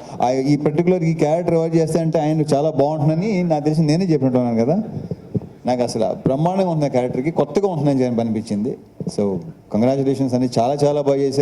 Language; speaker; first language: Telugu; native; Telugu